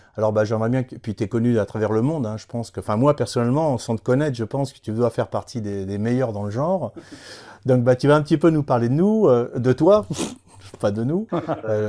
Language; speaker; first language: French; native; French